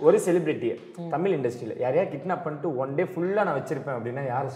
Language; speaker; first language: Tamil; native; Tamil